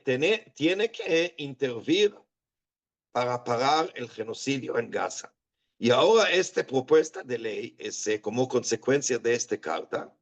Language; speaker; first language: Spanish; non-native, fluent; Hebrew